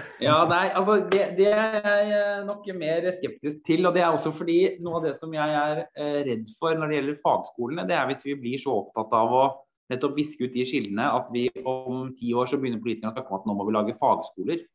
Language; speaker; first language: Norwegian; native; Norwegian